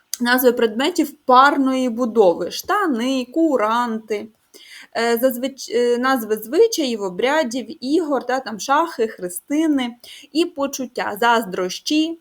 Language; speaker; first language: Ukrainian; native; Ukrainian